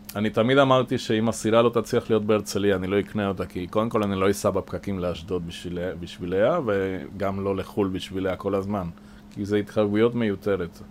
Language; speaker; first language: Hebrew; non-native, fluent; Spanish